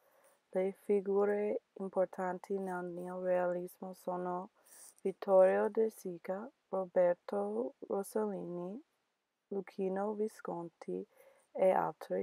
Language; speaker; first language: Italian; non-native, learner; English